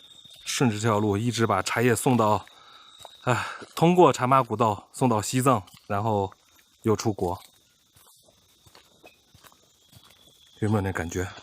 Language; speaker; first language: Chinese; native; Chinese